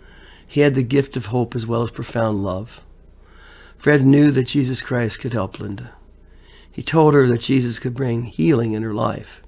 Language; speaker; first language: English; native; English